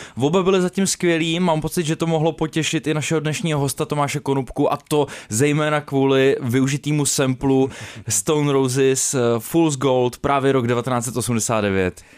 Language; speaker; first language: Czech; native; Czech